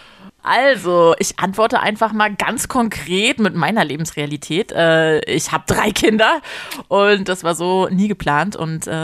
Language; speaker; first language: German; native; German